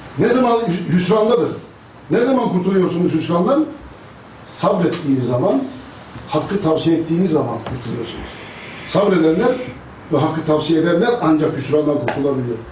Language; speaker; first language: Turkish; native; Turkish